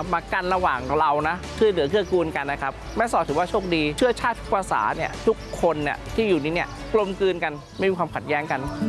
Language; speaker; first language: Thai; early bilingual, other home language; Chinese